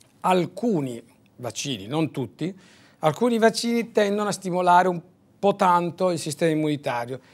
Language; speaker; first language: Italian; native; Italian